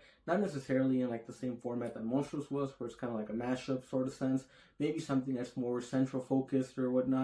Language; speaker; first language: English; native; English